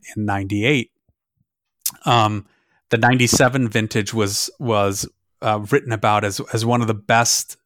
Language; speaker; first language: English; non-native, fluent; German